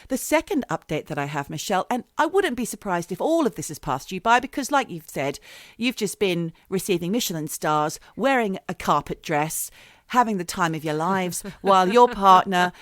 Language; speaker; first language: English; native; English